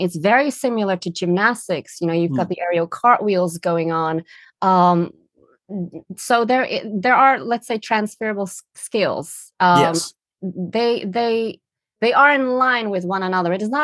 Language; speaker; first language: English; non-native, fluent; Dutch